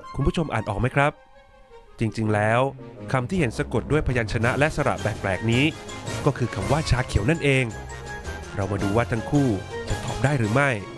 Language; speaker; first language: Thai; native; Thai